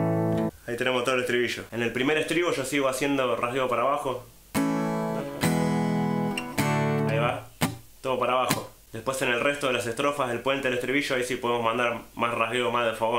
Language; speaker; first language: Spanish; native; Spanish